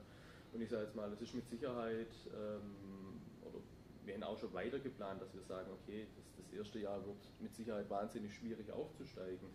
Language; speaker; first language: German; native; German